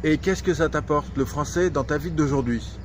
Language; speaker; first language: French; native; French